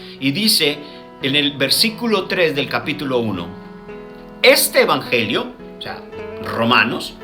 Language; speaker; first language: Spanish; native; Spanish